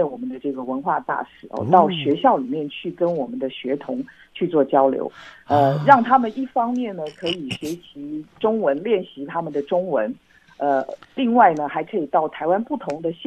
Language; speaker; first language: Chinese; native; Chinese